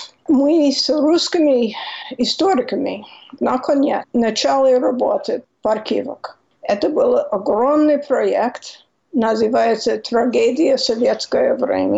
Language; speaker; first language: Russian; non-native, fluent; English